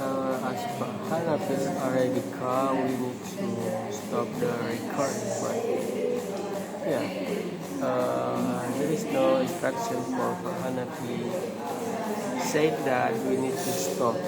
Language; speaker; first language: English; non-native, learner; Indonesian